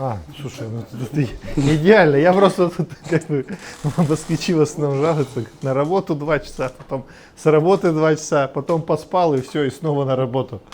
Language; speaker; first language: Russian; native; Russian